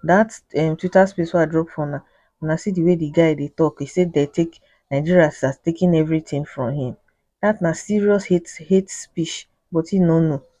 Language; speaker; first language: Nigerian Pidgin; native; Nigerian Pidgin